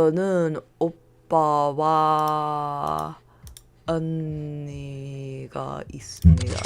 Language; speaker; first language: Korean; non-native, learner; English